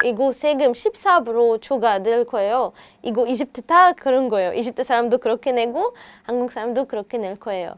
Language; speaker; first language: Korean; non-native, fluent; Arabic